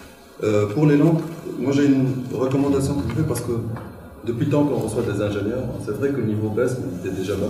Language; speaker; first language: French; non-native, local second language; Arabic